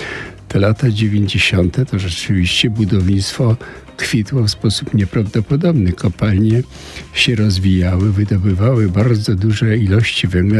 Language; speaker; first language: Polish; native; Polish